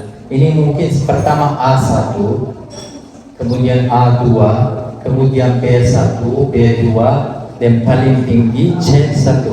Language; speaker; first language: Indonesian; non-native, fluent; Turkish